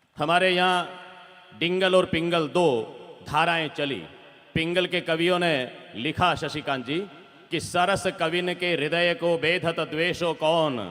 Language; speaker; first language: Hindi; non-native, local second language; Rajasthani